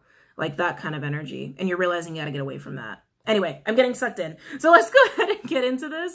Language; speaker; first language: English; native; English